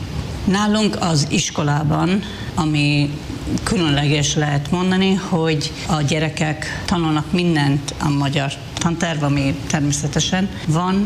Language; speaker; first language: Hungarian; non-native, fluent; Hebrew